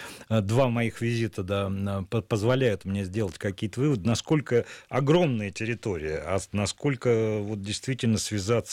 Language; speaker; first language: Russian; native; Russian